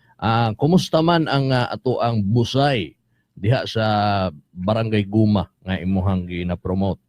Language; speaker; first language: Cebuano; native; Cebuano